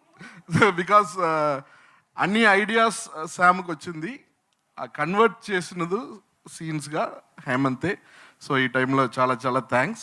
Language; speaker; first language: Telugu; non-native, fluent; Tamil